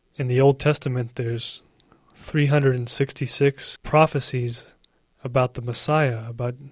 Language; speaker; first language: English; native; English